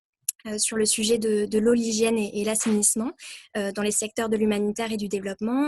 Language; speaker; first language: French; native; French